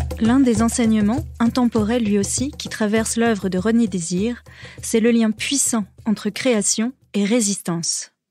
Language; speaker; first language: French; native; French